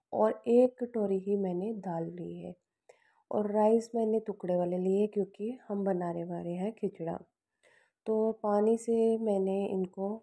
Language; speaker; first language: Hindi; non-native, local second language; Punjabi